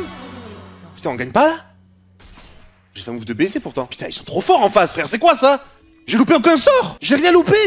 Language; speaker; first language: French; native; French